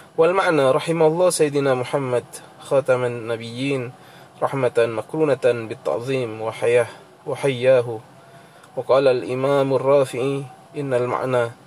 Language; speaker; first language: Arabic; non-native, fluent; Indonesian